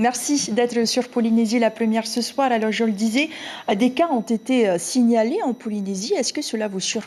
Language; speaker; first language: French; native; French